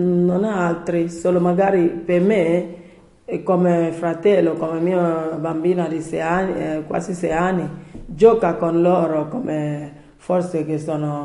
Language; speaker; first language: Italian; non-native, learner; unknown